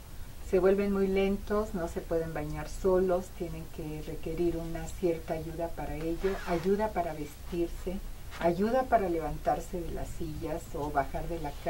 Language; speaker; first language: Spanish; native; Spanish